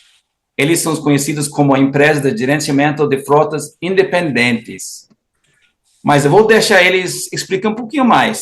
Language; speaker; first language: Portuguese; non-native, fluent; English